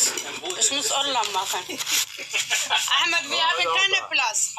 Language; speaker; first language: German; non-native, learner; Arabic